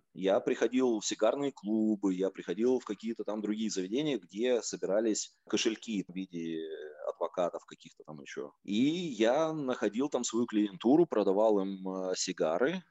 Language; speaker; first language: Russian; native; Russian